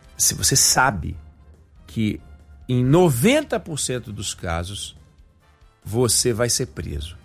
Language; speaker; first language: Portuguese; native; Portuguese